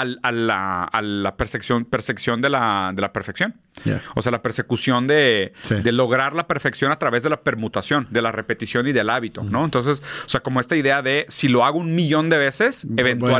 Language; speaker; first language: Spanish; native; Spanish